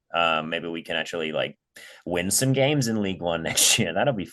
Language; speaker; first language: English; native; English